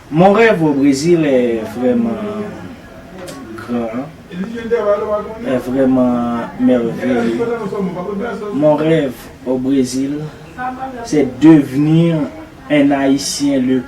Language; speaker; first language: French; non-native, local second language; Haitian Creole